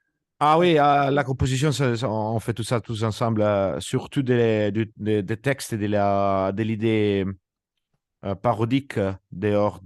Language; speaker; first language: French; non-native, fluent; Italian